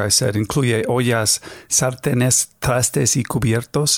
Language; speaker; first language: Spanish; non-native, learner; English